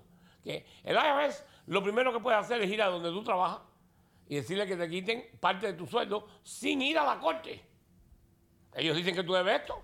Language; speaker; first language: Spanish; native; Spanish